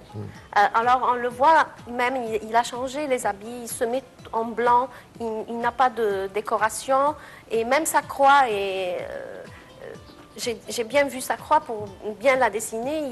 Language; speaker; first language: French; non-native, fluent; Arabic